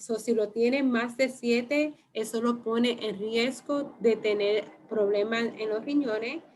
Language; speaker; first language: Spanish; early bilingual, heritage; Spanish